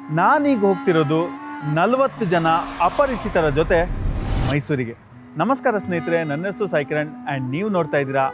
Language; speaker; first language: Kannada; non-native, local second language; Tulu